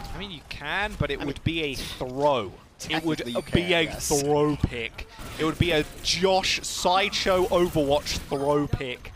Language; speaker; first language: English; native; English